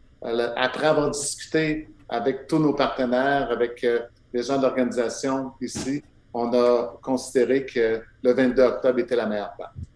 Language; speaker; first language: French; native; French